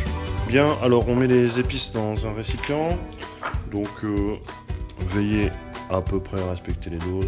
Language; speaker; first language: French; native; French